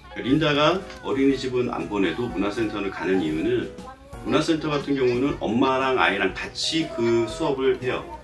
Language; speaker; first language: Korean; native; Korean